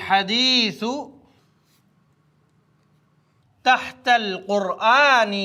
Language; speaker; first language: Arabic; non-native, fluent; Urdu